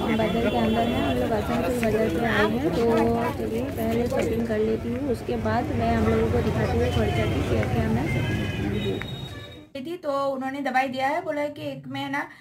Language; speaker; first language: Hindi; non-native, local second language; Bangla